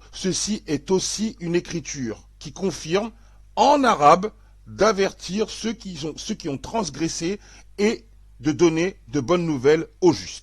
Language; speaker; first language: French; native; French